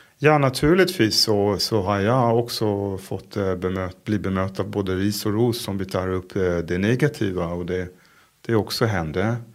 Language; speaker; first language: Swedish; non-native, fluent; Hebrew